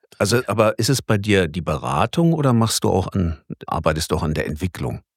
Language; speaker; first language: German; native; German